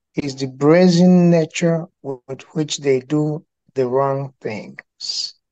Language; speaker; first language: English; non-native, local second language; Igbo